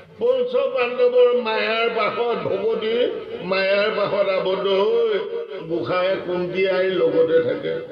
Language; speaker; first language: Assamese; native; Assamese